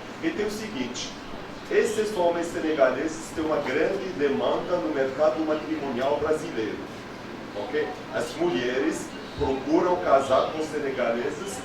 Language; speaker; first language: Portuguese; non-native, fluent; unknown